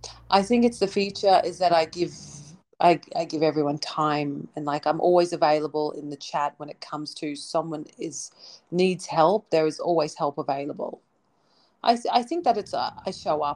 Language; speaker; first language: English; early bilingual, other home language; Arabic